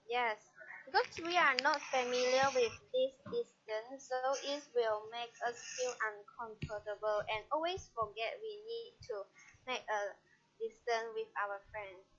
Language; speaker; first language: English; non-native, learner; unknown